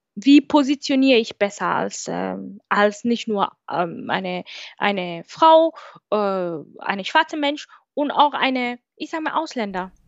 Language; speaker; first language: German; non-native, fluent; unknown